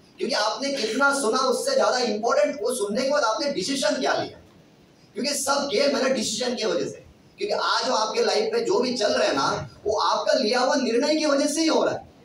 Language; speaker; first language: Hindi; non-native, local second language; Kannada